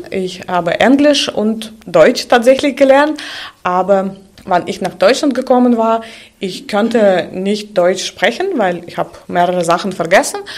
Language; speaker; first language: German; non-native, fluent; Russian